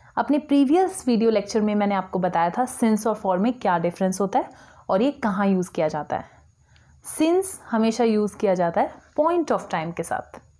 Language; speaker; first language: Hindi; native; Hindi